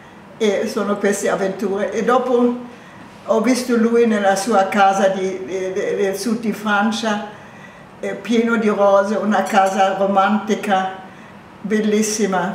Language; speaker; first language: Italian; non-native, fluent; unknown